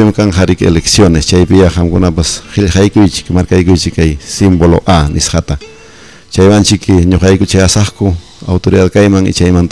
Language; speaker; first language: Spanish; non-native, local second language; Quechua